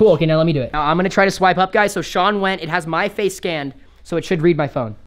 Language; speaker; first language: English; native; English